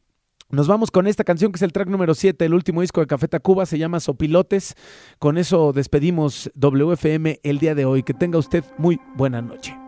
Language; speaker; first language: Spanish; native; Spanish